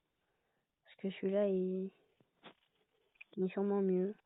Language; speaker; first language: French; native; French